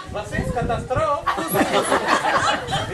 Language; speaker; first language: German; non-native, learner; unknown